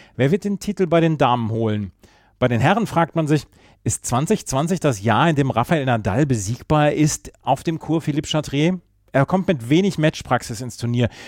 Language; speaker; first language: German; native; German